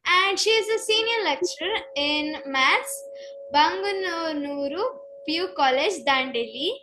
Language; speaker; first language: English; non-native, local second language; Kannada